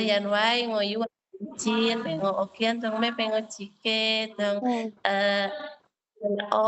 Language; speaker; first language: Cantonese; non-native, learner; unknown